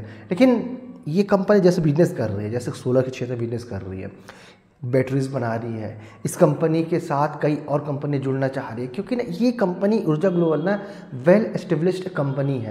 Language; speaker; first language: Hindi; native; Hindi